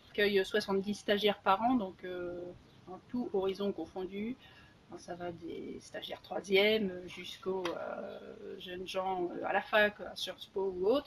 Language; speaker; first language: French; native; French